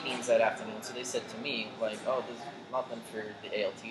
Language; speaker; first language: English; native; English